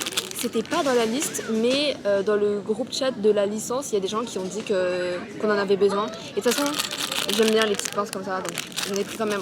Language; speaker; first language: French; native; French